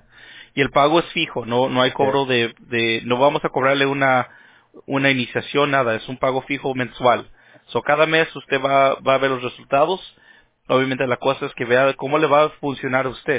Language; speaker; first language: Spanish; early bilingual, heritage; Spanish